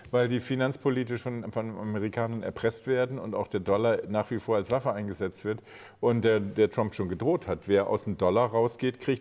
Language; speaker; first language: German; native; German